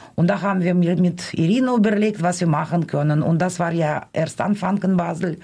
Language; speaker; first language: German; non-native, fluent; Russian